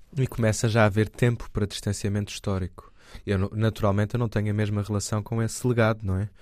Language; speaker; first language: Portuguese; native; Portuguese